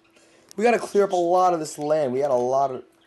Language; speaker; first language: English; native; English